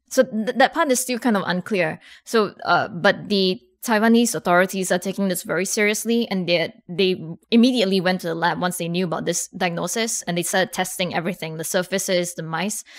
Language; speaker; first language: English; native; English